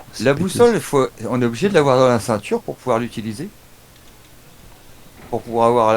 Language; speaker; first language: French; native; French